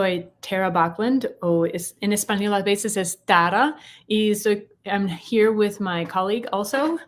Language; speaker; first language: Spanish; non-native, learner; English